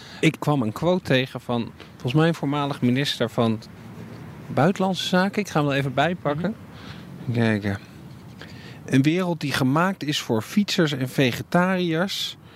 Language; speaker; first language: Dutch; native; Dutch